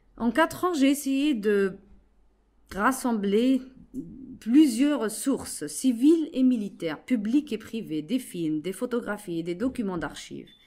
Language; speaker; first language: French; non-native, local second language; Arabic